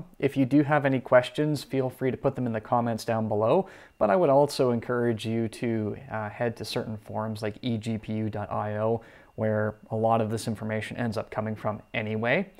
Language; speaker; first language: English; native; English